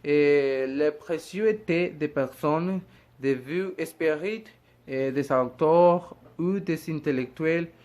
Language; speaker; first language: French; non-native, fluent; Spanish